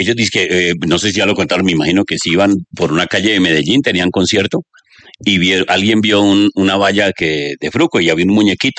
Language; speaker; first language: Spanish; native; Spanish